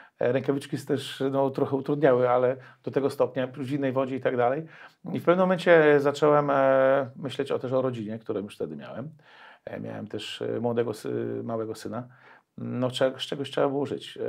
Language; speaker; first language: Polish; native; Polish